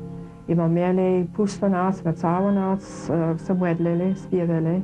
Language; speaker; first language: Polish; early bilingual, heritage; Kashubian